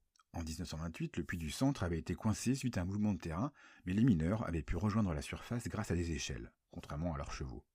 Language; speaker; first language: French; native; French